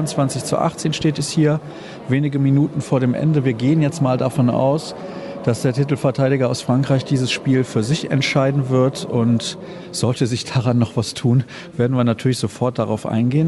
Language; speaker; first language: German; native; German